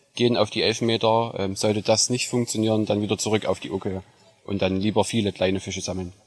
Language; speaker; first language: German; native; German